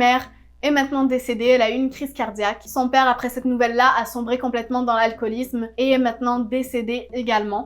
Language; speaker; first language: French; native; French